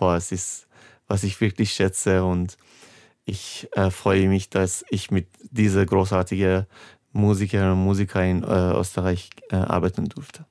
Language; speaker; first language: German; non-native, fluent; Persian